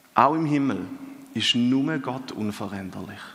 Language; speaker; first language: German; native; German